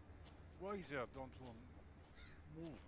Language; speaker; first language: English; non-native, learner; French